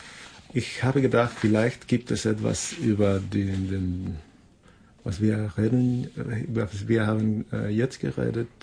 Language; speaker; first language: German; non-native, fluent; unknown